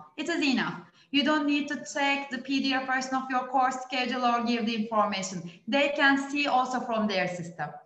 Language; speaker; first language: English; non-native, fluent; Turkish